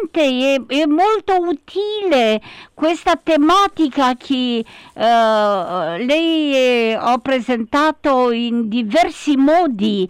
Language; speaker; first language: Italian; non-native, learner; Romanian